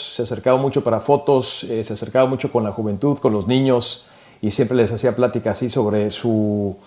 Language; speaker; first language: Spanish; early bilingual, heritage; Spanish